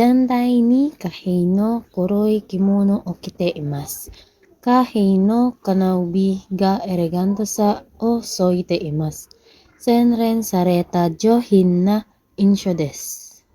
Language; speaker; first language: Japanese; non-native, learner; Filipino